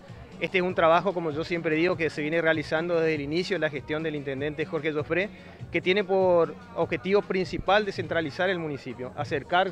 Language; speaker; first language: Spanish; native; Spanish